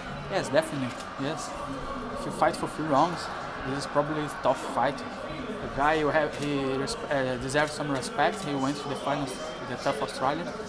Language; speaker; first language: English; non-native, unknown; Portuguese